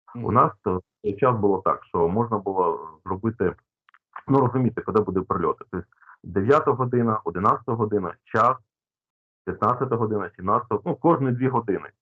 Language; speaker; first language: Ukrainian; non-native, local second language; Russian